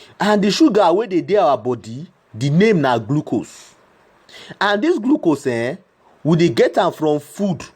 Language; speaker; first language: Nigerian Pidgin; non-native, local second language; Igbo